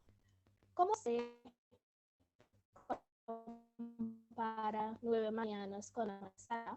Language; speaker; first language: Spanish; non-native, learner; English